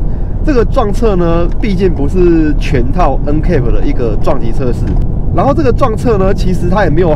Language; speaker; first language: Chinese; native; Chinese